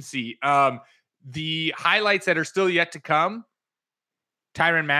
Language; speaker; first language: English; native; English